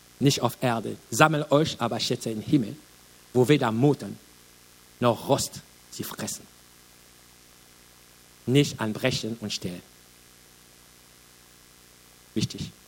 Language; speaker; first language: German; non-native, learner; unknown